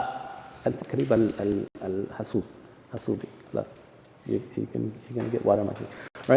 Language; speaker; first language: Arabic; non-native, learner; English